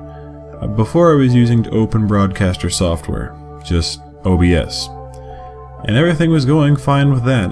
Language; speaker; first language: English; native; English